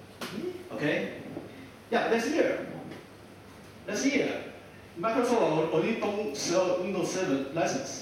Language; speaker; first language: English; non-native, local second language; Chinese